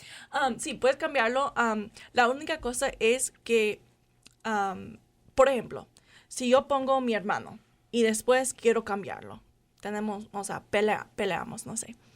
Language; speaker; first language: Spanish; non-native, fluent; English